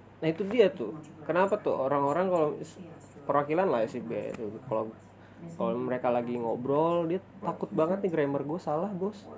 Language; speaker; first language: Indonesian; native; Indonesian